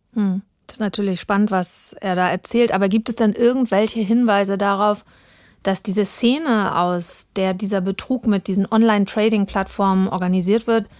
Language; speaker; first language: German; native; German